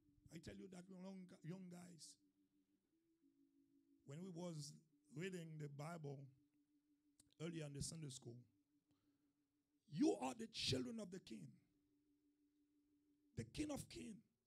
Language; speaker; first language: English; non-native, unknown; Haitian Creole